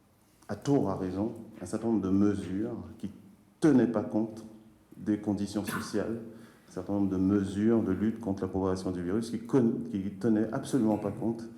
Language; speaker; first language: French; native; French